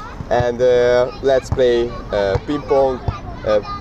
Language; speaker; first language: English; non-native, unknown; Hungarian